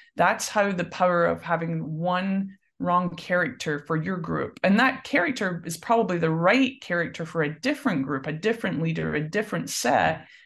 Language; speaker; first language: English; native; English